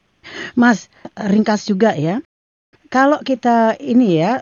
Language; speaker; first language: Indonesian; native; Indonesian